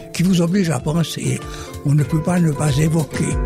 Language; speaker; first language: French; native; French